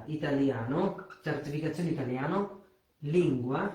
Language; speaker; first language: Italian; non-native, fluent; Bangla